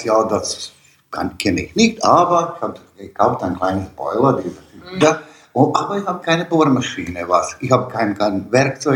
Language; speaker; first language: German; non-native, learner; Bosnian